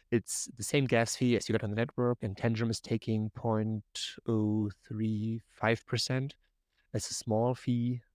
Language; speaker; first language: English; non-native, fluent; German